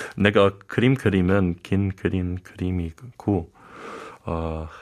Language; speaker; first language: Korean; non-native, learner; English